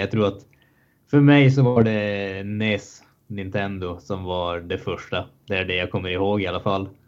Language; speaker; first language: Swedish; native; Swedish